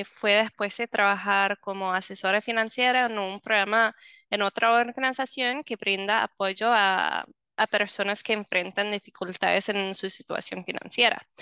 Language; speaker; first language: Spanish; non-native, fluent; English